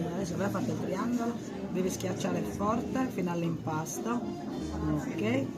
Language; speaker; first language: Italian; native; Italian